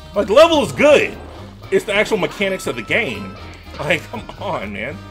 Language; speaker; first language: English; native; English